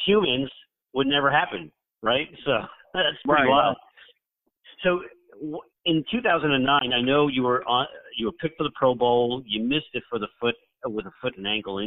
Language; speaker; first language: English; native; English